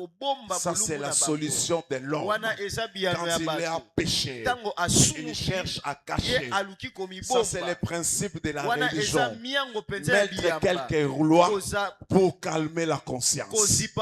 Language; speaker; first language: French; non-native, local second language; Lingala